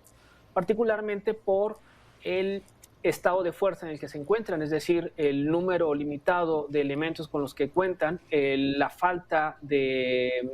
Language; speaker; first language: Spanish; native; Spanish